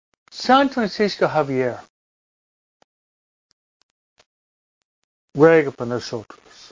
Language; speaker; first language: Spanish; non-native, fluent; English